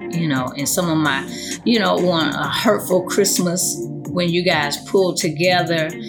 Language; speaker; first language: English; native; English